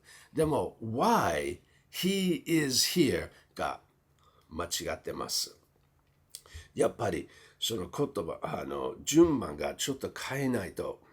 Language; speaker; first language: Japanese; non-native, fluent; English